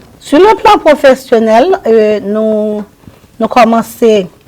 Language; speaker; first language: Haitian Creole; native; Haitian Creole